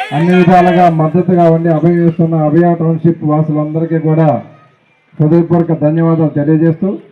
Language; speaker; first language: Telugu; native; Telugu